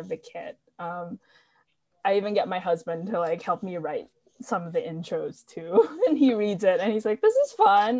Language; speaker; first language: English; non-native, local second language; Filipino